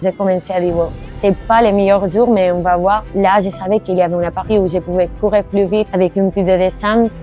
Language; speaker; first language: French; non-native, learner; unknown